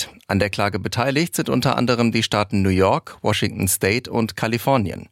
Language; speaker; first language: German; native; German